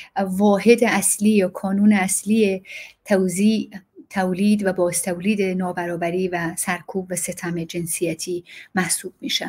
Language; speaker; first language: Persian; native; Persian